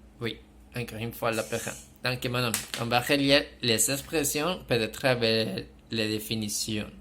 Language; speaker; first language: French; non-native, fluent; Spanish